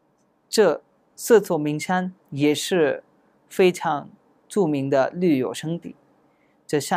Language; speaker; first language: Chinese; non-native, fluent; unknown